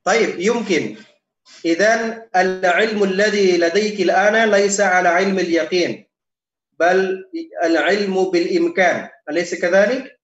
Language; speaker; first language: Arabic; non-native, fluent; Indonesian